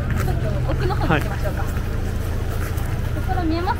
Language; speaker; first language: Japanese; native; Japanese